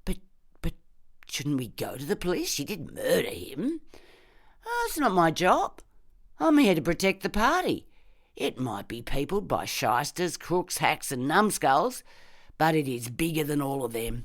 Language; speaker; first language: English; native; English